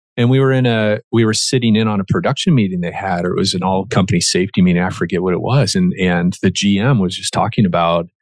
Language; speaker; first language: English; native; English